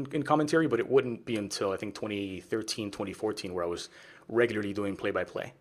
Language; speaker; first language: English; early bilingual, other home language; Spanish